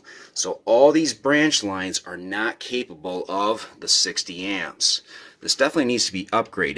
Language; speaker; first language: English; native; English